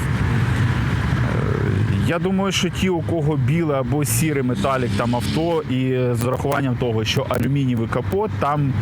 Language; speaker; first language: Ukrainian; native; Ukrainian